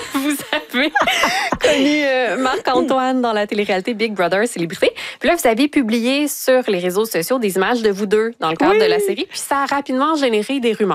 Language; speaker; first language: French; native; French